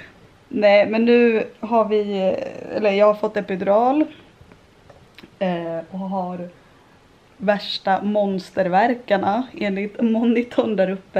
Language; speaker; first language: Swedish; native; Swedish